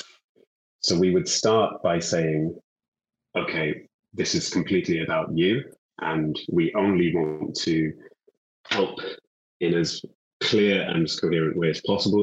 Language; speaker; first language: English; native; English